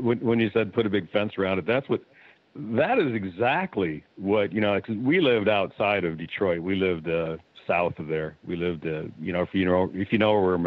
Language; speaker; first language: English; native; English